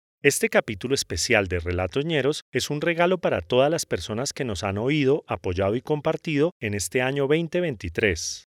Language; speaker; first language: Spanish; native; Spanish